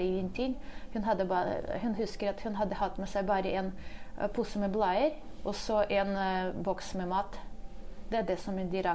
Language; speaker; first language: Norwegian; non-native, fluent; Ukrainian